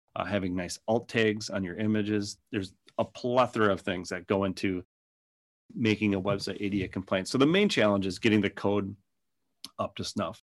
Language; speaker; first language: English; native; English